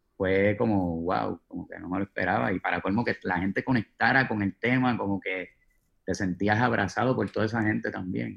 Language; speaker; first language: Spanish; native; Spanish